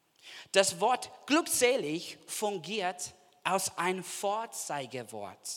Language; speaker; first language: German; non-native, fluent; English